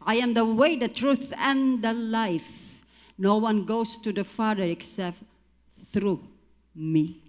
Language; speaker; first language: English; non-native, local second language; Filipino